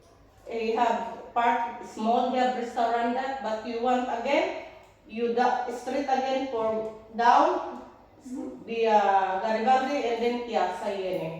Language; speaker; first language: English; non-native, local second language; Filipino